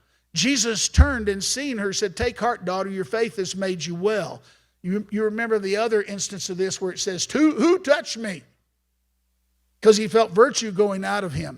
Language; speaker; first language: English; native; English